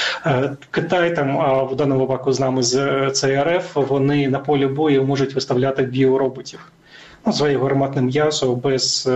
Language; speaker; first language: Ukrainian; native; Ukrainian